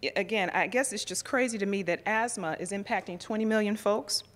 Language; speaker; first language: English; native; English